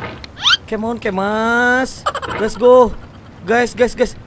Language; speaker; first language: English; non-native, learner; Indonesian